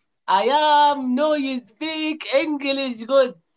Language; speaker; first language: English; non-native, learner; Arabic